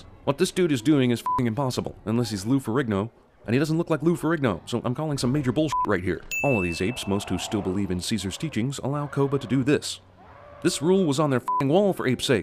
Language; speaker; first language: English; native; English